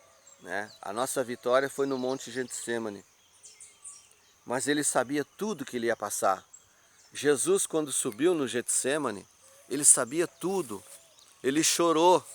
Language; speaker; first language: Portuguese; native; Portuguese